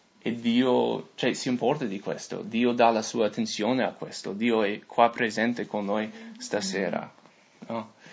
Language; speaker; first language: Italian; non-native, fluent; English